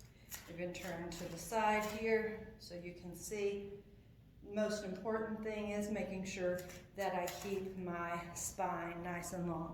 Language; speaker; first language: English; native; English